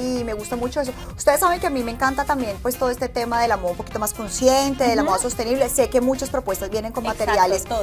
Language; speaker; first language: Spanish; native; Spanish